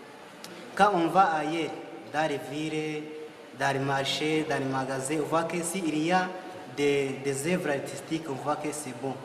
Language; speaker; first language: French; non-native, local second language; Kinyarwanda